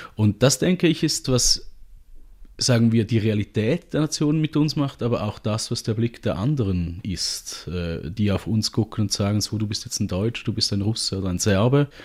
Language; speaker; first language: German; native; German